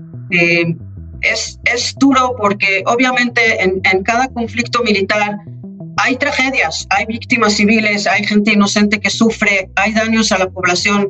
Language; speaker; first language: Spanish; non-native, fluent; Hebrew